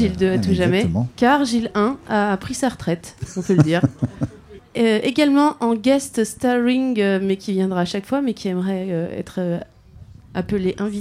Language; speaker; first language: French; native; French